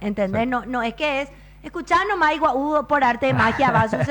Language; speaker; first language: Spanish; native; Spanish